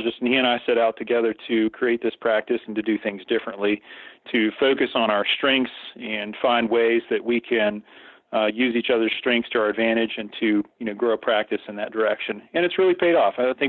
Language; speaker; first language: English; native; English